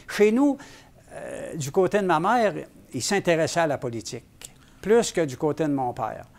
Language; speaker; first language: French; native; French